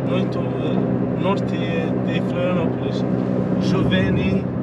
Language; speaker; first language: Portuguese; non-native, learner; English